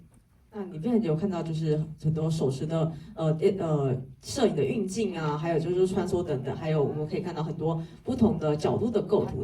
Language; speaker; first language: Chinese; native; Chinese